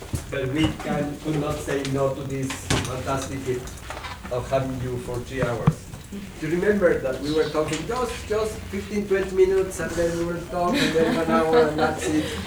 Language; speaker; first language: English; non-native, fluent; Spanish